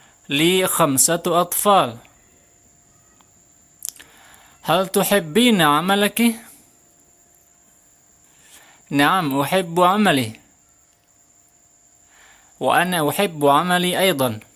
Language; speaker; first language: Arabic; non-native, fluent; Indonesian